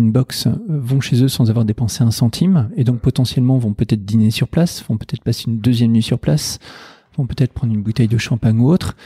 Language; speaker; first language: French; native; French